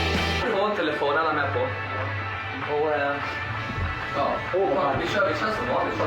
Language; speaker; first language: Swedish; native; Swedish